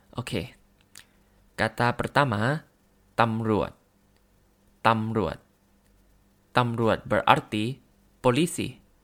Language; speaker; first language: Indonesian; non-native, learner; Thai